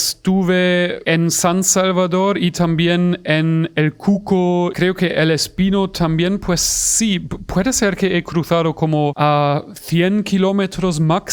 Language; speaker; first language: Spanish; non-native, fluent; German